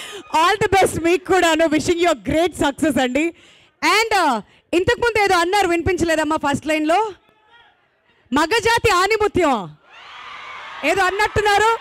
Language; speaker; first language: Telugu; native; Telugu